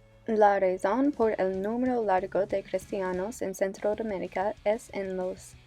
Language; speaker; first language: Spanish; non-native, learner; English